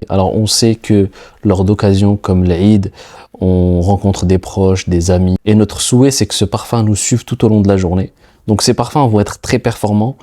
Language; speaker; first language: French; native; French